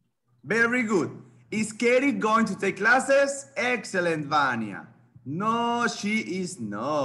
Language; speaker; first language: English; non-native, fluent; Spanish